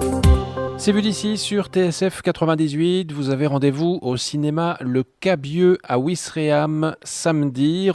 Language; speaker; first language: French; native; French